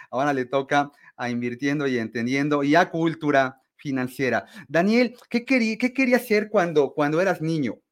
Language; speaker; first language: Spanish; native; Spanish